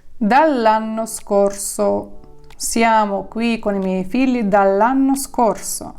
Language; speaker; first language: Italian; non-native, fluent; Ukrainian